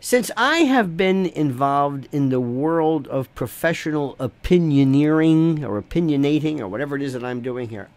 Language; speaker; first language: English; native; English